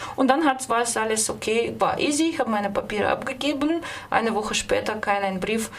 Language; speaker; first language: German; non-native, fluent; Russian